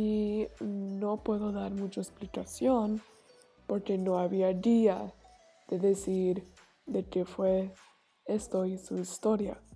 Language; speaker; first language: Spanish; non-native, learner; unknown